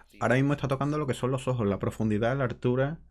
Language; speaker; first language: Spanish; native; Spanish